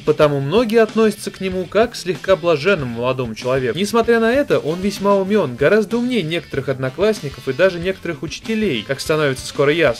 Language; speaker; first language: Russian; native; Russian